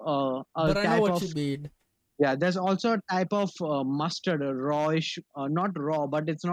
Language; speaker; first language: English; non-native, local second language; Bangla